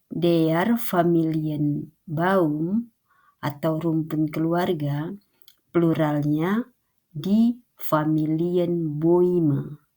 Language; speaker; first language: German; non-native, fluent; Indonesian